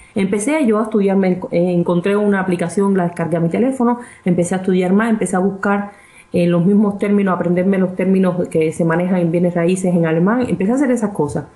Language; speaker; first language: Spanish; native; Spanish